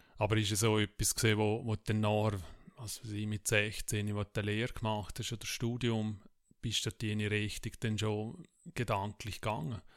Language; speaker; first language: German; native; German